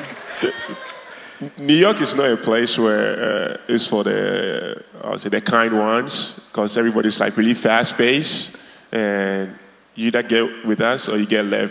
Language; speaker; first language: English; non-native, local second language; Ga